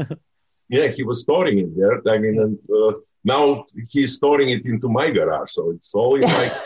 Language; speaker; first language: English; non-native, fluent; Bulgarian